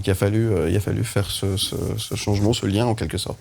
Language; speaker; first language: French; native; French